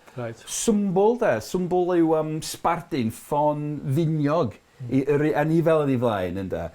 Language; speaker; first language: Welsh; non-native, fluent; English